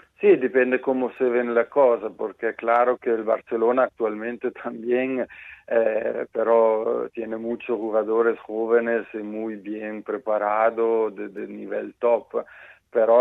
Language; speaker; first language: Spanish; non-native, fluent; Italian